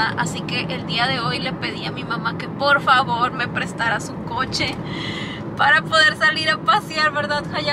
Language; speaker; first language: Spanish; native; Spanish